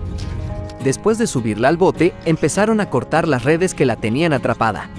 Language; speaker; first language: Spanish; native; Spanish